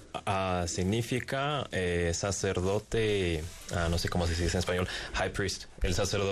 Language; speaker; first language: Spanish; non-native, fluent; English